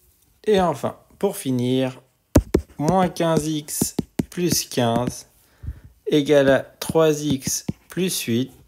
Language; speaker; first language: French; native; French